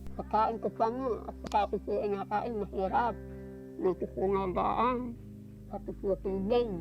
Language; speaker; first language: Filipino; native; Filipino